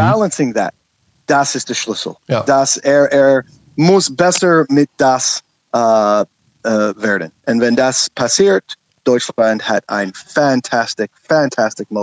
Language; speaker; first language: German; non-native, learner; English